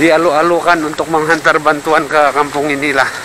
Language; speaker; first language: Malay; native; Malay